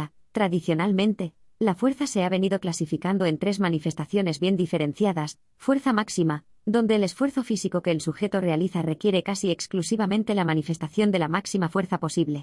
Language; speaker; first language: Spanish; native; Spanish